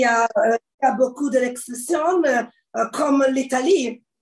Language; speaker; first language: French; non-native, learner; Italian